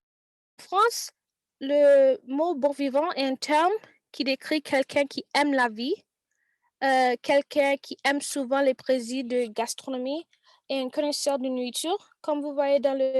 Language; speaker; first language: French; non-native, learner; English